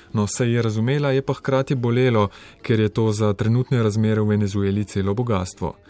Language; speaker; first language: Slovenian; native; Slovenian